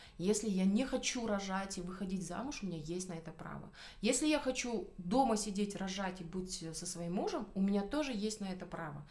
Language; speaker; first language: Russian; native; Russian